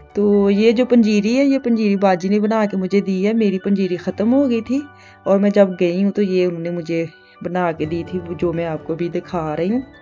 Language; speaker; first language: Urdu; native; Urdu